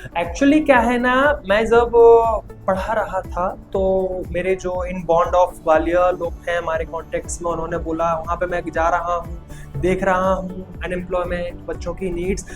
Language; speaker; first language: Hindi; native; Hindi